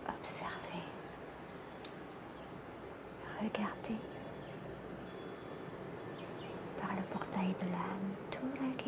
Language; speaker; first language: French; native; French